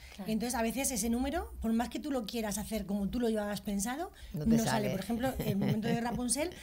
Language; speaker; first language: Spanish; native; Spanish